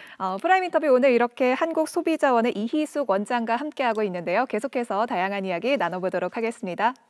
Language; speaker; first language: Korean; native; Korean